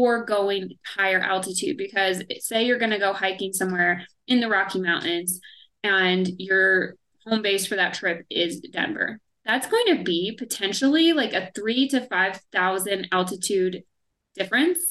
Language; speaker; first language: English; native; English